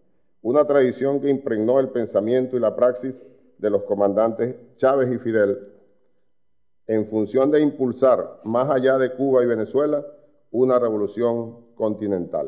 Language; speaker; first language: Spanish; native; Spanish